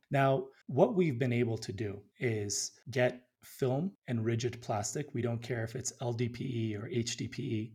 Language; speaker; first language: English; early bilingual, other home language; Amharic